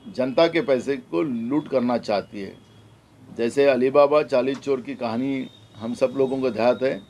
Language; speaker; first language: Hindi; non-native, local second language; Marathi